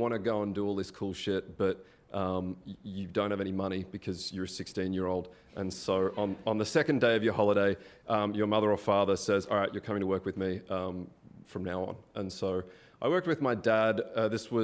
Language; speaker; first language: English; native; English